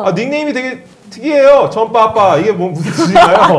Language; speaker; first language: Korean; native; Korean